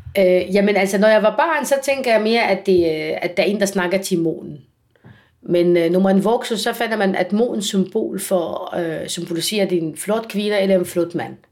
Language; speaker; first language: Danish; non-native, fluent; Arabic